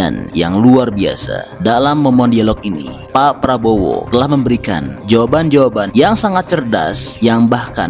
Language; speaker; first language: Indonesian; native; Indonesian